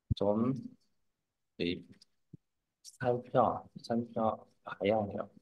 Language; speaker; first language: Korean; non-native, fluent; Vietnamese